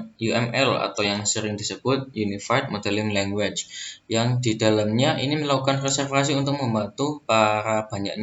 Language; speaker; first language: Indonesian; native; Indonesian